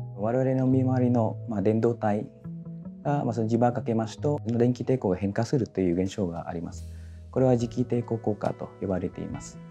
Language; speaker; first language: Japanese; non-native, fluent; Vietnamese